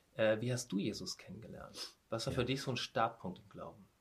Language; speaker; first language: German; native; German